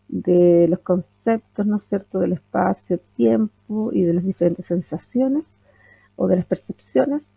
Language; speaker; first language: Spanish; native; Spanish